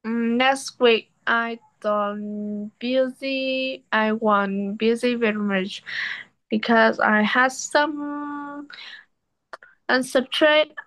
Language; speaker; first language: English; non-native, learner; Vietnamese